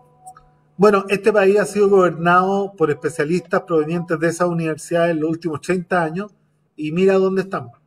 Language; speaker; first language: Spanish; native; Spanish